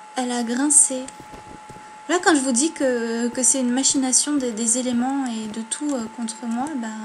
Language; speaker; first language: French; native; French